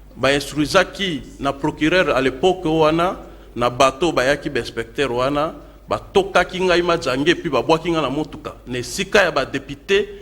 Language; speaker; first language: Lingala; native; Lingala